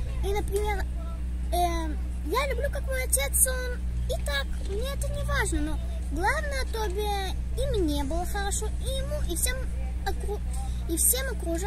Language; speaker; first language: Russian; early bilingual, heritage; Russian